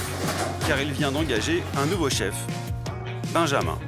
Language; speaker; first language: French; native; French